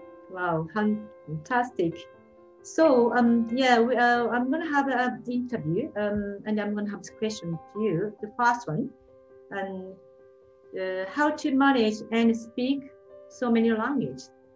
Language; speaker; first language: English; non-native, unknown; Japanese